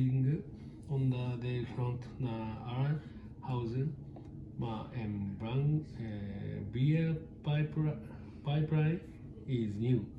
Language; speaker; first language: Dutch; non-native, learner; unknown